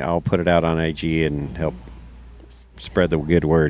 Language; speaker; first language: English; native; English